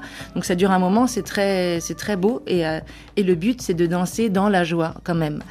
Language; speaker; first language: French; early bilingual, other home language; Spanish